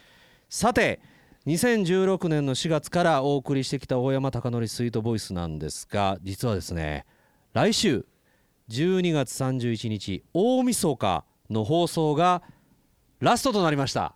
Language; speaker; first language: Japanese; native; Japanese